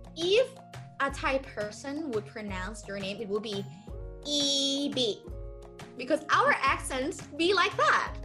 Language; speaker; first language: English; non-native, fluent; Thai